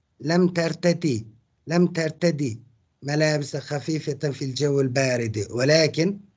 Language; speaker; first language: Arabic; non-native, fluent; Turkish